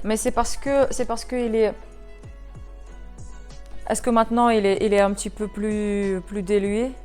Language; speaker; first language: French; non-native, fluent; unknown